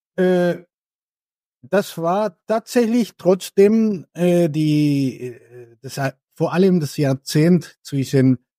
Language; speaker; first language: German; non-native, fluent; Spanish